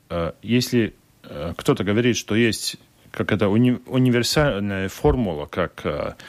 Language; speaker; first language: Russian; non-native, local second language; Latvian